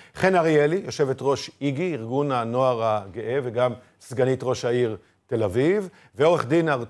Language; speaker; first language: Hebrew; native; Hebrew